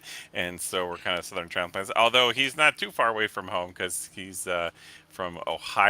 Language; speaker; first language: English; native; English